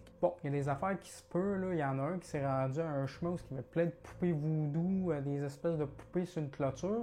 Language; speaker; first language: French; native; French